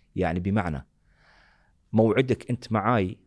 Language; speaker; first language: Arabic; native; Arabic